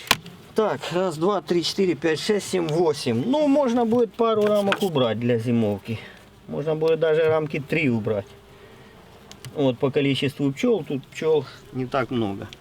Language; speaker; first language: Russian; native; Russian